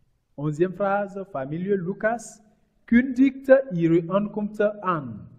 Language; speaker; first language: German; non-native, learner; French